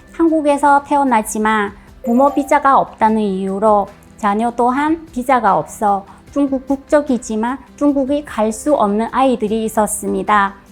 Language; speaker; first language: Korean; non-native, fluent; Chinese